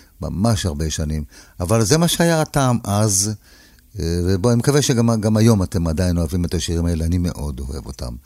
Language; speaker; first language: Hebrew; native; Hebrew